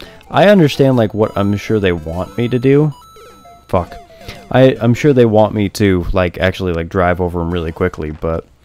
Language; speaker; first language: English; native; English